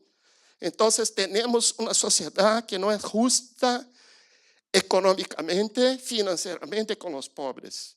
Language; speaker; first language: Spanish; non-native, learner; Portuguese